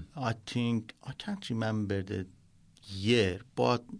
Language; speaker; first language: English; non-native, learner; Persian